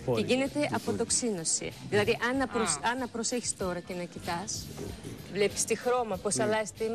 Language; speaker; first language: Greek; non-native, fluent; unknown